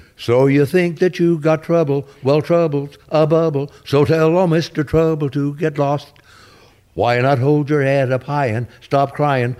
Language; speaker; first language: English; native; English